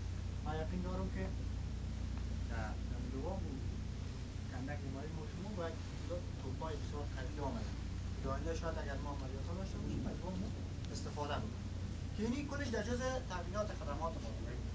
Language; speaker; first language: Persian; native; Persian